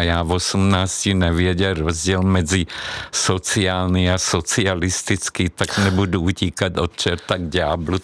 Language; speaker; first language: Czech; non-native, fluent; Hungarian